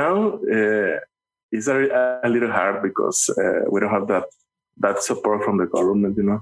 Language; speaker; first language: English; non-native, learner; Spanish